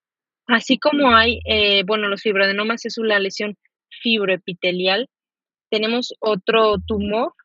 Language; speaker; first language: Spanish; native; Spanish